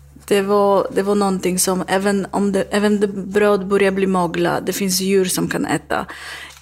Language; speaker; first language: Swedish; non-native, learner; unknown